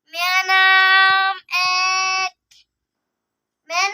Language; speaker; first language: Hindi; non-native, local second language; Assamese